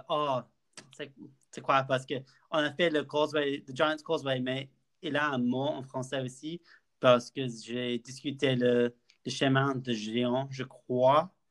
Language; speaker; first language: French; non-native, learner; English